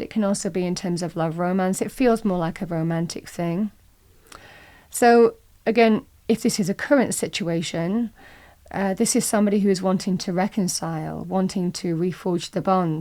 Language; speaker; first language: English; native; English